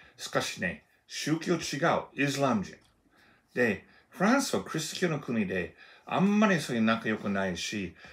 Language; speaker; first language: Japanese; non-native, fluent; Russian